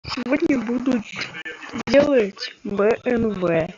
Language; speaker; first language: Russian; native; Russian